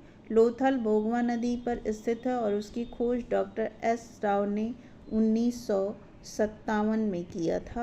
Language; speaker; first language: Hindi; native; Hindi